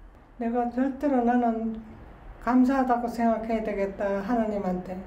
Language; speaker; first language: Korean; native; Korean